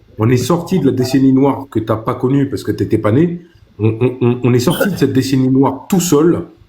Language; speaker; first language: French; early bilingual, other home language; Arabic